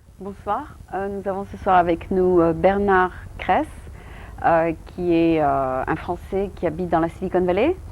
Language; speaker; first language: French; native; French